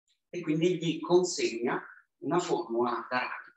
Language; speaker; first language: Italian; native; Italian